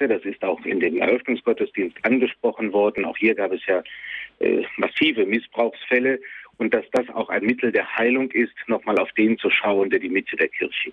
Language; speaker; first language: German; native; German